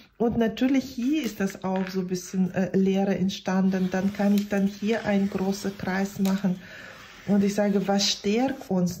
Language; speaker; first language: German; non-native, fluent; Russian